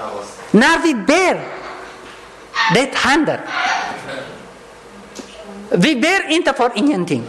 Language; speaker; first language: Swedish; non-native, learner; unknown